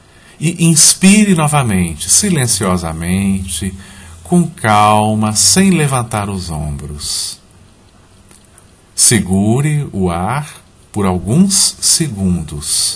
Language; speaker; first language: Portuguese; native; Portuguese